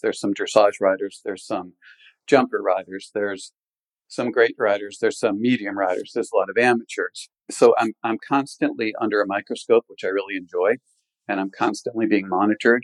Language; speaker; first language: English; native; English